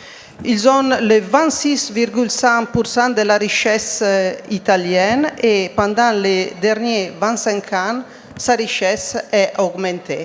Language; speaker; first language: French; non-native, fluent; Italian